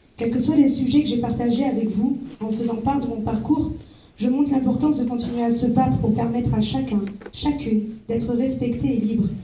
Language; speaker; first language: French; early bilingual, other home language; Arabic